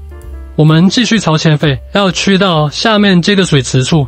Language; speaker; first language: Chinese; native; Chinese